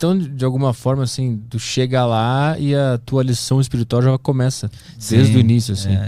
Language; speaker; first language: Portuguese; native; Portuguese